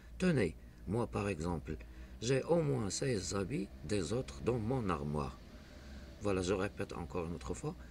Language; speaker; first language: French; non-native, local second language; Arabic